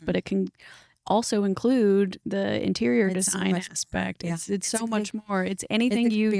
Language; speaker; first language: English; native; English